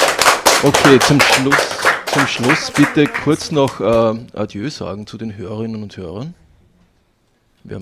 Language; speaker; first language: German; native; German